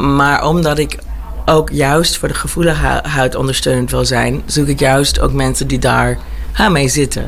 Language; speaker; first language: Dutch; early bilingual, heritage; Dutch